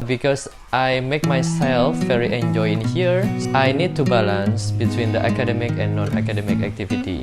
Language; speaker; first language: English; non-native, learner; Indonesian